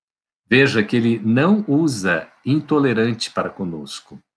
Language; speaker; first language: Portuguese; native; Portuguese